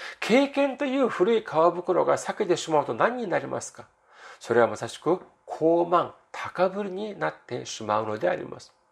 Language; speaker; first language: Japanese; non-native, fluent; Korean